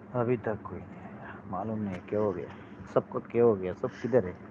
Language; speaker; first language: Hindi; non-native, learner; Bangla